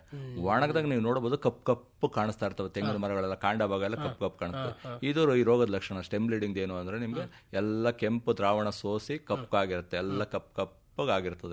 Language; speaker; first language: Kannada; native; Kannada